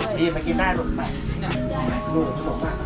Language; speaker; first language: Thai; native; Thai